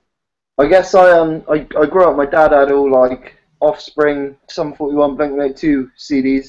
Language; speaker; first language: English; native; English